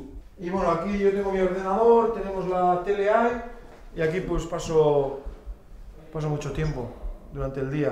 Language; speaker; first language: Spanish; native; Spanish